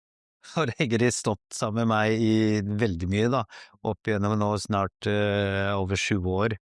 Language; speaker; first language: Norwegian; early bilingual, other home language; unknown